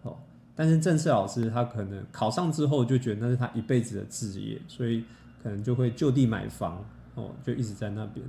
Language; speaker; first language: Chinese; native; Chinese